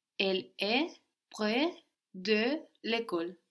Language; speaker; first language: French; non-native, learner; English